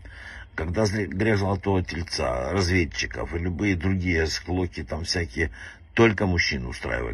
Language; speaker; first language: Russian; native; Russian